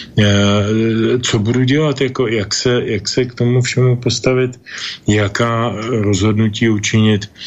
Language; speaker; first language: Czech; native; Czech